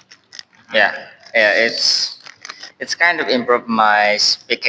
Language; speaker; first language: English; non-native, learner; Indonesian